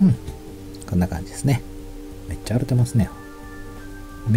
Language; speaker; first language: Japanese; native; Japanese